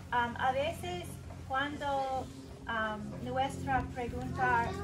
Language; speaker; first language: Spanish; non-native, learner; English